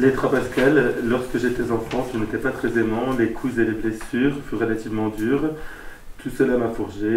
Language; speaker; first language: French; native; French